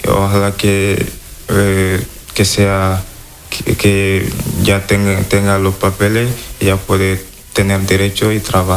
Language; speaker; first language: Spanish; non-native, fluent; Wolof